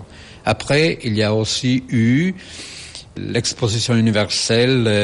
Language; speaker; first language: French; non-native, fluent; Italian